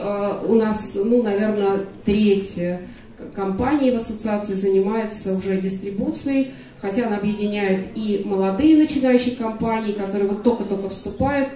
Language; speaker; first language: Russian; native; Russian